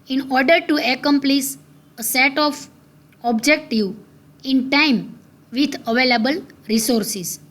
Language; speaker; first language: English; non-native, local second language; Gujarati